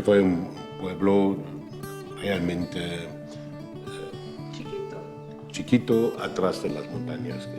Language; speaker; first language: Spanish; non-native, fluent; German